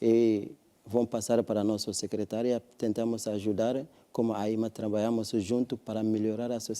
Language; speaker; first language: Portuguese; non-native, learner; French